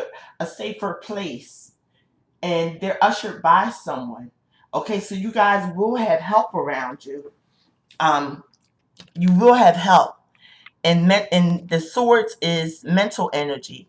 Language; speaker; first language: English; native; English